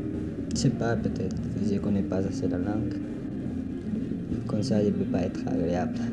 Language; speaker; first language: French; non-native, learner; Spanish